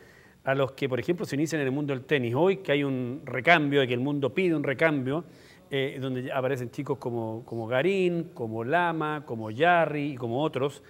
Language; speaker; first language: Spanish; native; Spanish